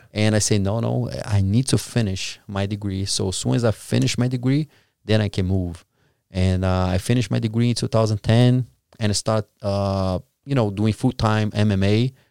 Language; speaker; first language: English; non-native, fluent; Portuguese